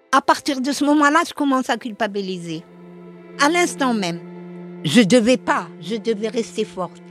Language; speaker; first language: French; non-native, local second language; Arabic